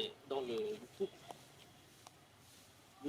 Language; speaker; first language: French; non-native, learner; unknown